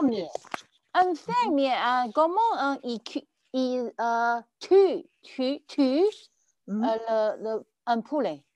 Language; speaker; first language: French; non-native, learner; Chinese